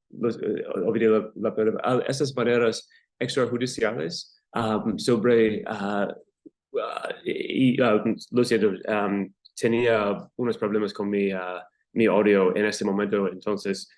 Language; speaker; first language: Spanish; non-native, learner; English